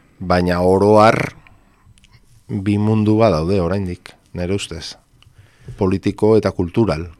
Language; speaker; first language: Basque; non-native, local second language; Spanish